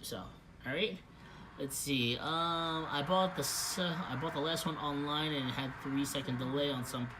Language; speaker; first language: English; native; English